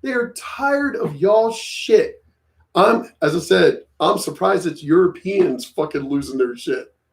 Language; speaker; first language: English; native; English